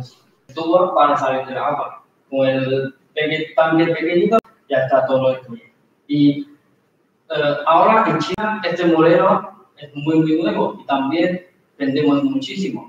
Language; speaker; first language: Spanish; non-native, learner; Chinese